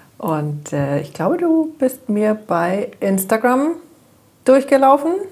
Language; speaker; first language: German; native; German